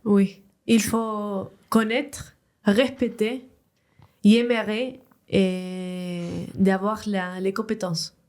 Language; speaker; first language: French; non-native, learner; Spanish